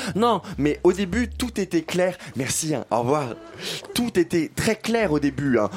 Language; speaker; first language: French; native; French